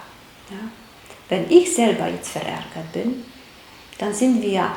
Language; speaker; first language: German; non-native, fluent; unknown